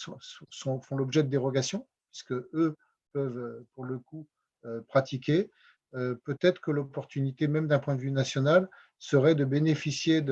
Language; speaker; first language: French; native; French